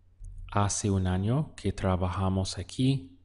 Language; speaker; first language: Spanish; non-native, fluent; English